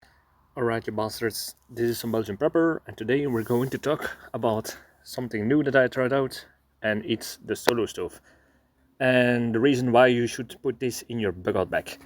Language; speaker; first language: English; non-native, fluent; Dutch